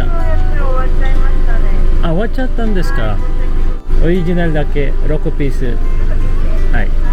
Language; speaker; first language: Japanese; non-native, fluent; Filipino